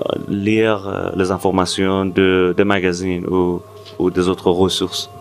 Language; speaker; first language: French; non-native, fluent; Persian